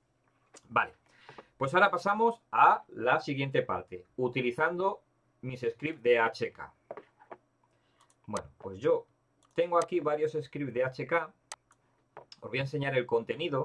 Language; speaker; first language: Spanish; native; Spanish